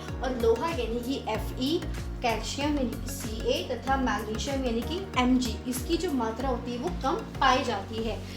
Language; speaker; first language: Hindi; native; Hindi